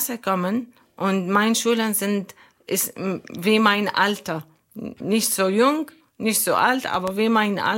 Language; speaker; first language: German; non-native, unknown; Arabic